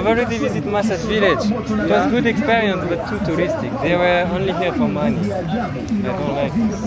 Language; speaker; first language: English; non-native, learner; French